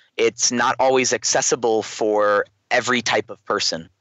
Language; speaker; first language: English; native; English